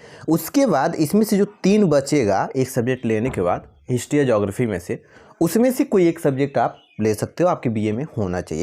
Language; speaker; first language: Hindi; native; Hindi